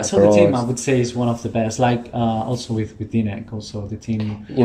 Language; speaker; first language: English; non-native, fluent; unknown